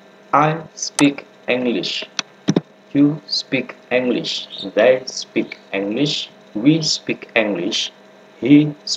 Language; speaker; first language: English; non-native, learner; Indonesian